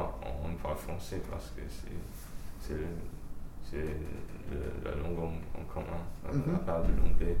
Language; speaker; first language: French; early bilingual, heritage; French